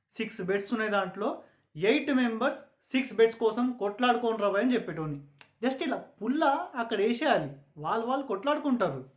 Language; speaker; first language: Telugu; non-native, local second language; Urdu